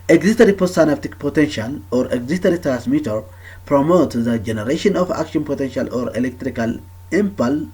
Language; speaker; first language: English; non-native, local second language; Amharic